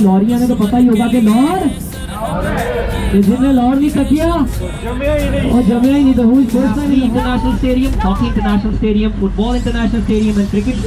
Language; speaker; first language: Hindi; native; Hindi